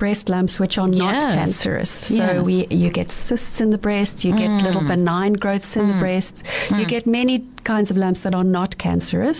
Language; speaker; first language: English; native; English